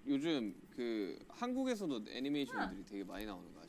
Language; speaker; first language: Korean; native; Korean